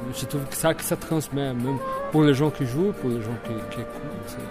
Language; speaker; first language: French; non-native, fluent; Portuguese